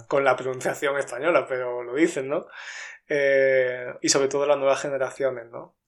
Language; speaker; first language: Spanish; native; Spanish